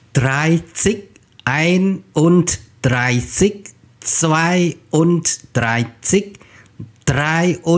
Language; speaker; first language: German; non-native, fluent; Khmer